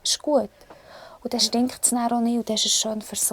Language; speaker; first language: German; native; German